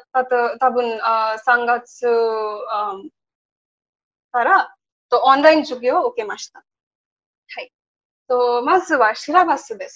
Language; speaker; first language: Japanese; non-native, learner; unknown